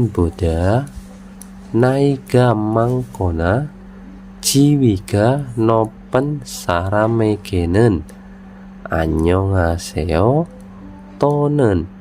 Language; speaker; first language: Korean; non-native, fluent; Indonesian